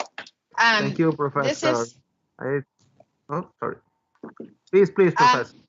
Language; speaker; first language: English; non-native, fluent; Italian